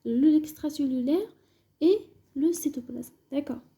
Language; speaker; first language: French; non-native, local second language; Arabic